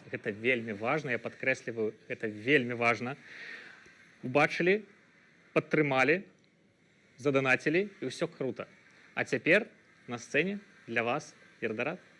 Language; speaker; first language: Belarusian; native; Belarusian